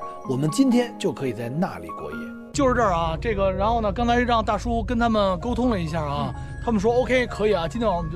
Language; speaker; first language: Chinese; native; Chinese